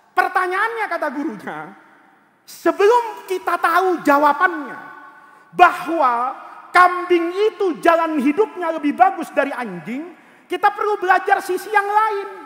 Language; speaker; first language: Indonesian; native; Indonesian